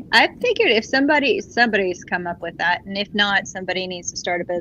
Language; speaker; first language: English; native; English